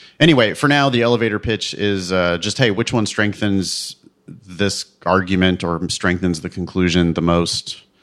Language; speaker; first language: English; native; English